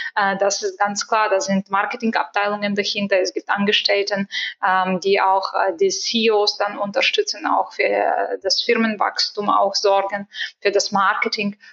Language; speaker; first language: German; non-native, fluent; Bulgarian